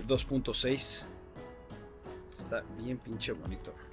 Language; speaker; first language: Spanish; native; Spanish